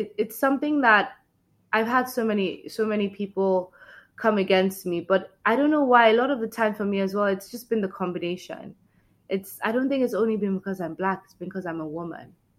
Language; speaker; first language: English; non-native, local second language; Yoruba